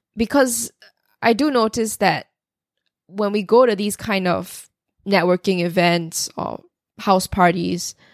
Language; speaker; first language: English; native; English